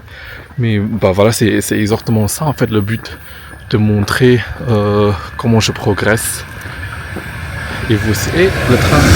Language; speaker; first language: French; non-native, fluent; Indonesian